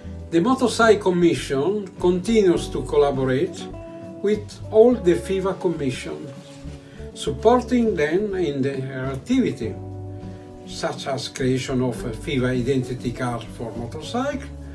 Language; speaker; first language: English; non-native, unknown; Italian